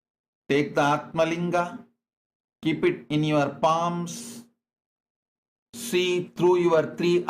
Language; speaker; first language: English; non-native, local second language; Tamil